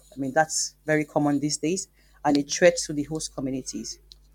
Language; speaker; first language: English; non-native, local second language; Yoruba